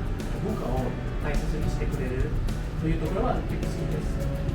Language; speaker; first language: Japanese; non-native, fluent; Filipino